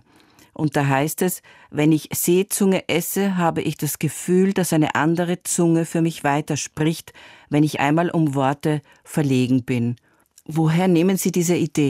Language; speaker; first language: German; native; German